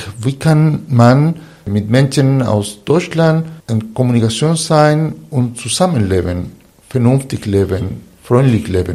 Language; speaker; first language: German; non-native, fluent; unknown